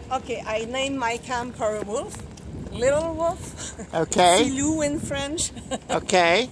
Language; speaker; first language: English; non-native, learner; French